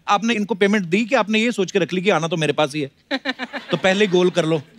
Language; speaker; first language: Hindi; native; Hindi